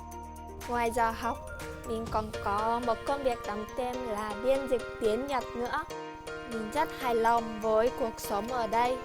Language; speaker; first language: Vietnamese; non-native, learner; Japanese